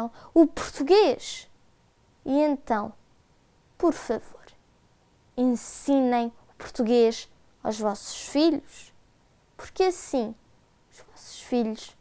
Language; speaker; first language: Portuguese; early bilingual, heritage; Portuguese